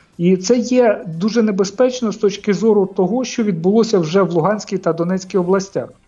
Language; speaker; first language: Ukrainian; native; Ukrainian